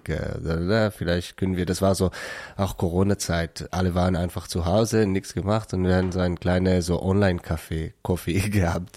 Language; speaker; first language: German; non-native, learner; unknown